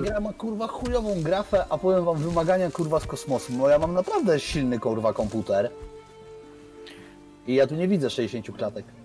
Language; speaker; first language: Polish; native; Polish